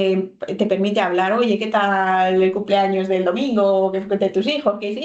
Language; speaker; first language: Spanish; native; Spanish